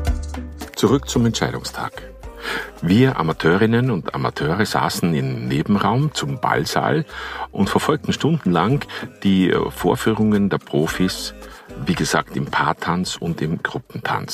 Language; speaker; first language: German; native; German